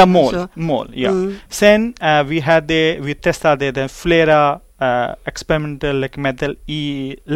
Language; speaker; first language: Swedish; non-native, learner; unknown